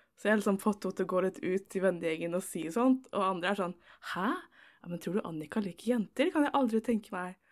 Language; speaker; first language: Norwegian; native; Norwegian